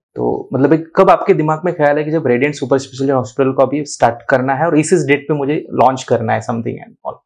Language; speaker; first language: Hindi; non-native, local second language; Marathi